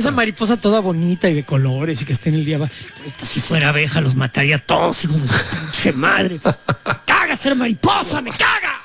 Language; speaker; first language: Spanish; native; Spanish